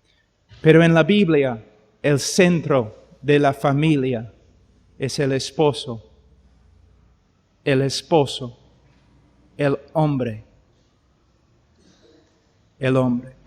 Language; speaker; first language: Spanish; non-native, fluent; English